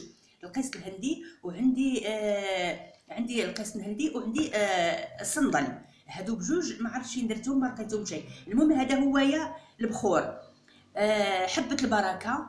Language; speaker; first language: Arabic; native; Arabic